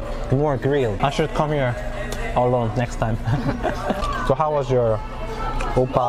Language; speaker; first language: English; non-native, learner; Korean